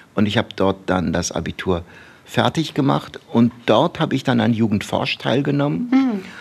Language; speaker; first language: German; early bilingual, other home language; Turkish